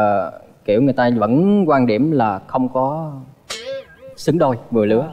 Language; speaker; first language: Vietnamese; native; Vietnamese